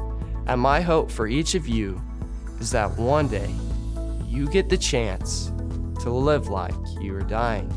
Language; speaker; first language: English; native; English